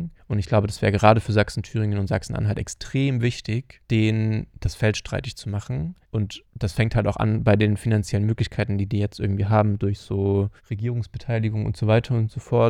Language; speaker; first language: German; native; German